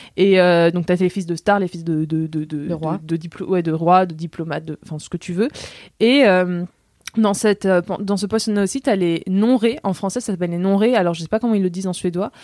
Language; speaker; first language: French; native; French